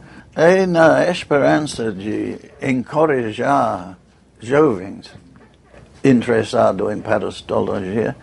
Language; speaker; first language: Portuguese; non-native, fluent; English